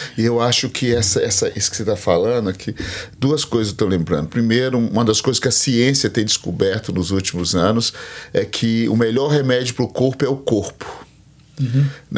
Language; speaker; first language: Portuguese; native; Portuguese